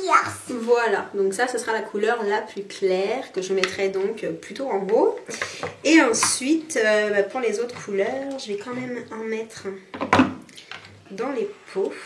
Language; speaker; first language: French; native; French